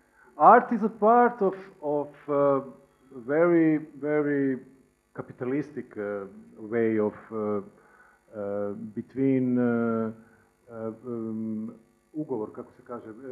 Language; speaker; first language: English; non-native, learner; Serbian